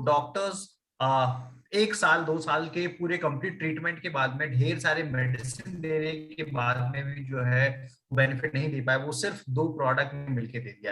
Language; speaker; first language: Hindi; native; Hindi